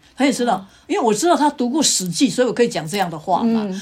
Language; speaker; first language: Chinese; non-native, local second language; Min Nan Chinese